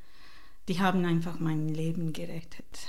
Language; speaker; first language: German; non-native, learner; Divehi